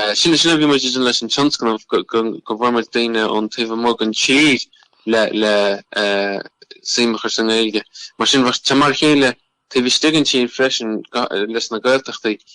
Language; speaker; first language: Irish; native; Irish